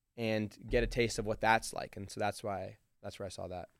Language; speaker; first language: English; early bilingual, other home language; Hindi